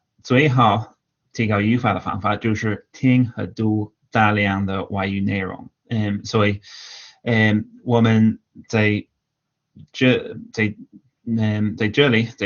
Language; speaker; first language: Chinese; non-native, fluent; English